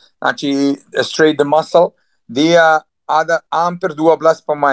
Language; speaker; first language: Indonesian; non-native, fluent; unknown